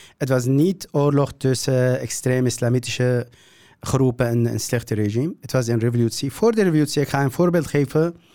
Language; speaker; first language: Dutch; non-native, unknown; Kurdish